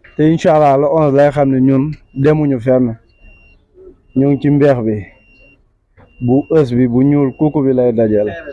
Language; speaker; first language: Wolof; native; Wolof